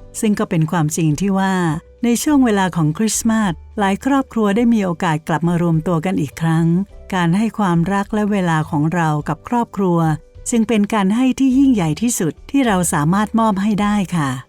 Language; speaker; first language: Thai; native; Thai